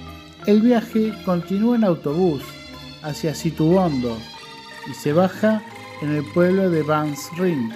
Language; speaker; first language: Spanish; non-native, fluent; Indonesian